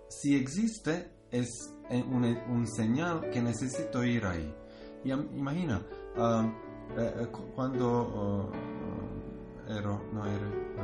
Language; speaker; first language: Spanish; non-native, learner; Croatian